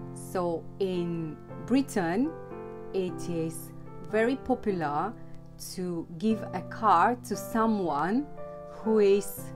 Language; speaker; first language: English; non-native, fluent; Bulgarian